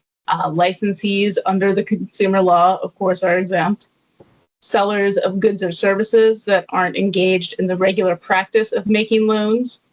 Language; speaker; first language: English; native; English